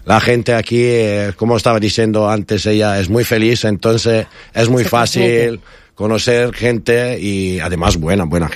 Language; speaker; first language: Spanish; non-native, fluent; Italian